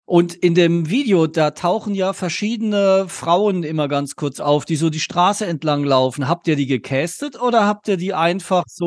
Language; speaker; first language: German; native; German